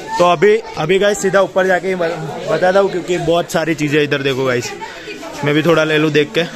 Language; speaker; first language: Hindi; native; Hindi